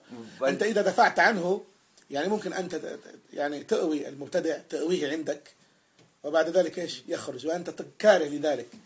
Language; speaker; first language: Arabic; native; Arabic